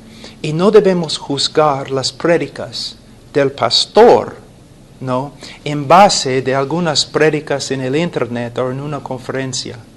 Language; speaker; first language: Spanish; non-native, fluent; English